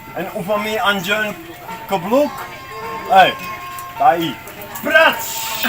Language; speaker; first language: Sundanese; non-native, learner; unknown